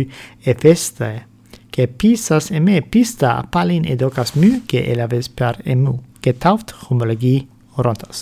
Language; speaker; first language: Greek; non-native, fluent; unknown